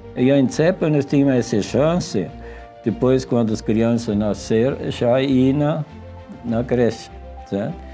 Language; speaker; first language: Portuguese; non-native, fluent; Swiss German